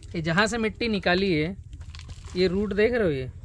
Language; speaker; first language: Hindi; native; Hindi